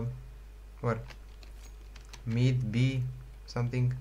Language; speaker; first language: English; non-native, learner; Romanian